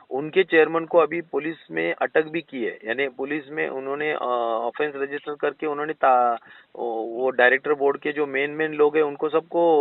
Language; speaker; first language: Hindi; non-native, local second language; Marathi